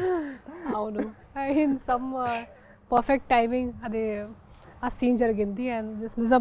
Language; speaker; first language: Telugu; non-native, local second language; Hindi